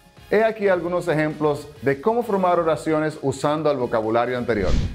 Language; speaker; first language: Spanish; native; Spanish